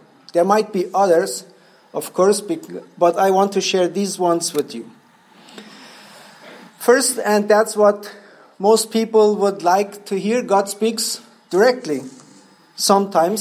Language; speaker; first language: English; non-native, fluent; Spanish